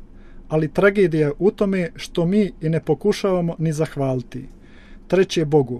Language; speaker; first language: Croatian; native; Croatian